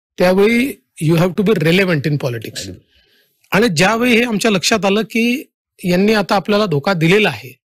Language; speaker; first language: Marathi; native; Marathi